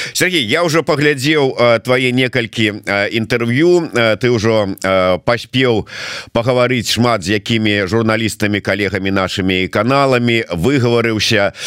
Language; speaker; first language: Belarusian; non-native, local second language; Russian